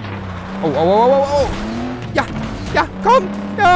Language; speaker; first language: German; native; German